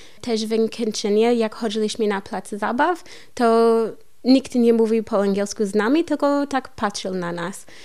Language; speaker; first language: Polish; non-native, learner; English